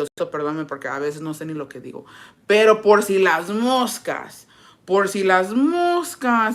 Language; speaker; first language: Spanish; early bilingual, heritage; Spanish